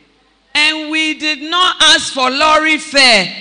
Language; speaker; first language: English; non-native, local second language; Akan